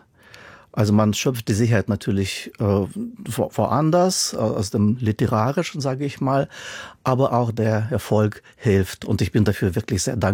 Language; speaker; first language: German; non-native, fluent; Russian